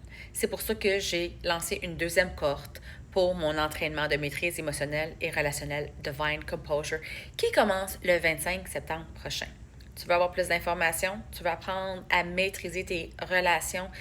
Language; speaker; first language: French; native; French